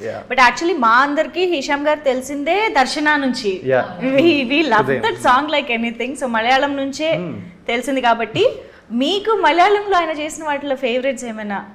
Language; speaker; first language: Telugu; native; Telugu